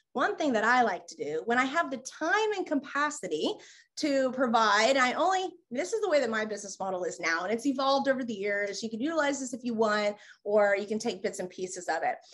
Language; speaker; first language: English; native; English